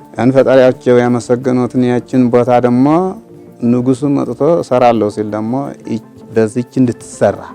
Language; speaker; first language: Amharic; non-native, local second language; Tigrinya